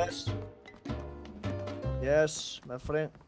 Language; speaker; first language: English; non-native, learner; Spanish